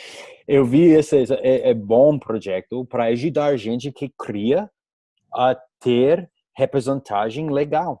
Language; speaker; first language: Portuguese; non-native, learner; English